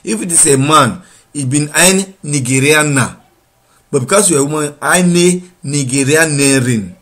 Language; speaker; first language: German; non-native, learner; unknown